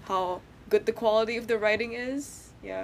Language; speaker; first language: English; non-native, fluent; Indonesian